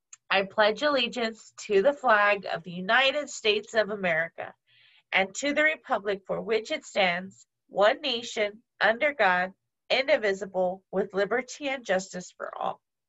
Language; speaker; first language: English; native; English